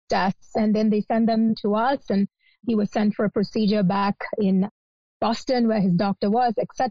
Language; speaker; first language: English; non-native, local second language; Malayalam